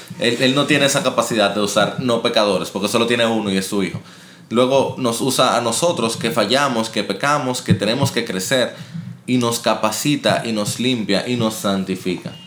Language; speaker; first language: Spanish; native; Spanish